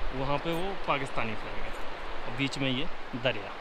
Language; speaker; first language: Hindi; native; Hindi